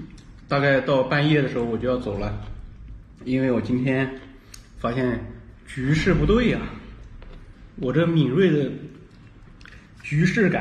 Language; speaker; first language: Chinese; native; Chinese